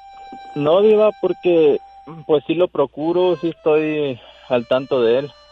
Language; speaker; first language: Spanish; native; Spanish